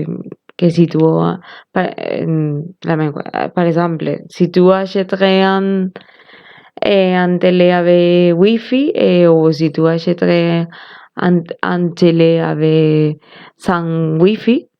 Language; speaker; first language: French; non-native, learner; Spanish